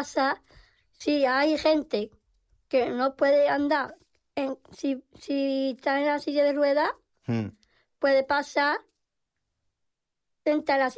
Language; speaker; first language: Spanish; native; Spanish